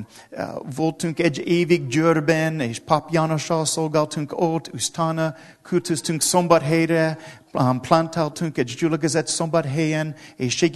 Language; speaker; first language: Hungarian; non-native, learner; English